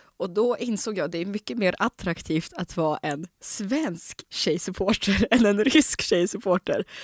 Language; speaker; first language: Swedish; native; Swedish